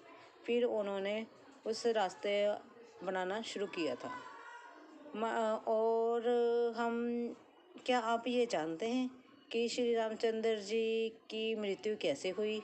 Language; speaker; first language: Hindi; native; Hindi